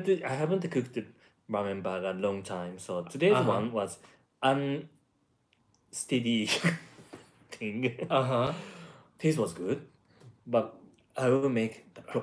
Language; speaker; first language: English; non-native, fluent; Japanese